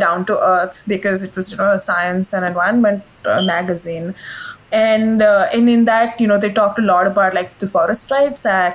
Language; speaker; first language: English; non-native, local second language; Hindi